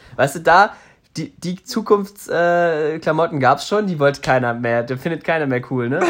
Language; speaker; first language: German; native; German